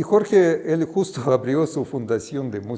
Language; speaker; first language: Spanish; non-native, fluent; Russian